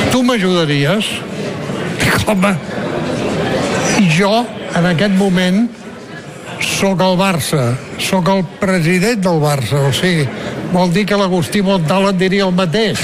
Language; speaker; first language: Catalan; native; Catalan